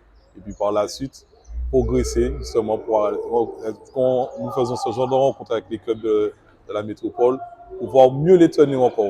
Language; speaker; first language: French; native; French